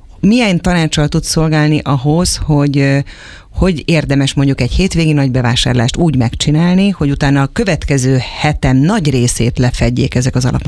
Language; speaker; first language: Hungarian; native; Hungarian